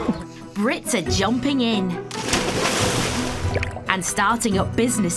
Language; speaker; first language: English; native; English